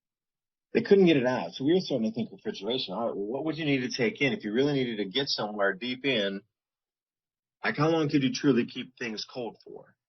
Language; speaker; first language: English; native; English